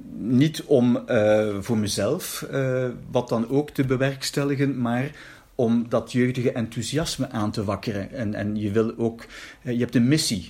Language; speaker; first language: Dutch; native; Dutch